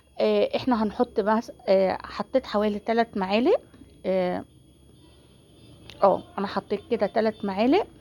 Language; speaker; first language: Arabic; native; Arabic